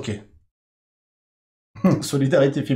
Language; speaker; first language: French; native; French